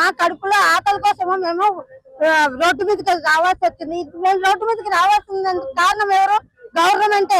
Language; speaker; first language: Telugu; native; Telugu